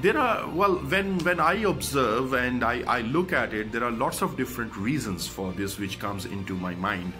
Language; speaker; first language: English; non-native, local second language; Urdu